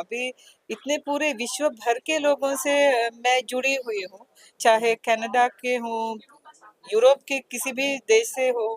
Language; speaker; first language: Hindi; non-native, fluent; Sinhala